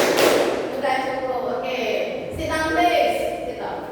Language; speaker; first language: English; non-native, fluent; Indonesian